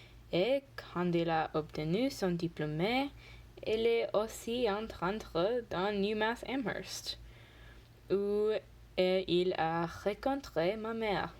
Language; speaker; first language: French; non-native, learner; English